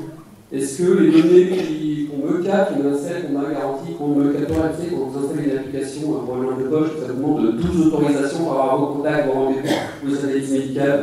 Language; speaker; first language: French; native; French